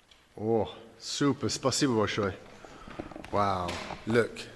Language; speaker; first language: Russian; non-native, learner; English